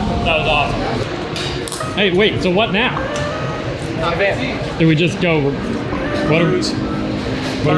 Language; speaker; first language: English; native; English